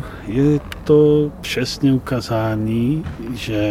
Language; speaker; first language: Czech; non-native, fluent; Polish